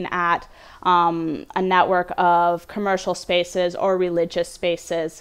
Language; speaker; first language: English; native; English